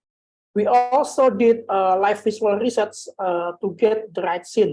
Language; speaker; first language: English; non-native, learner; Indonesian